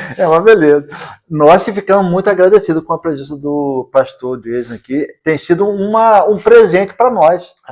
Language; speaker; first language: Portuguese; native; Portuguese